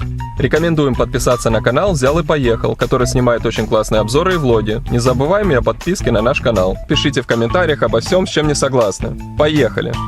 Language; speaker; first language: Russian; native; Russian